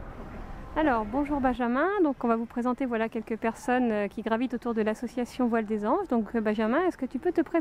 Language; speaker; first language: French; native; French